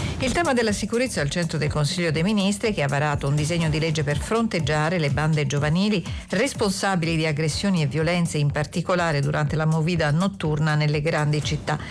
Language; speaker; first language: Italian; native; Italian